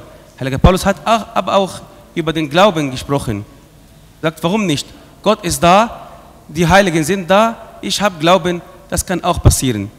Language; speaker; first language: German; non-native, fluent; Arabic